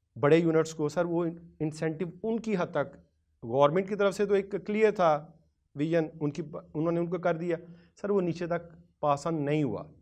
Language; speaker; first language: Urdu; non-native, local second language; Punjabi